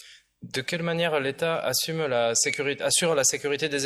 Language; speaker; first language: French; native; French